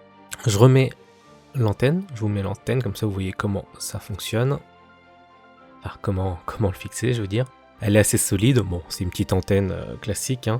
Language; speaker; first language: French; native; French